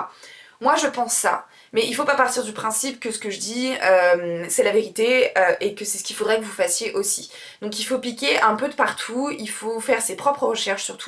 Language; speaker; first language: French; native; French